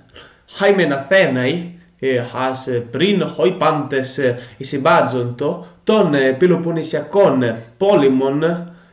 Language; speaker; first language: Greek; non-native, learner; Italian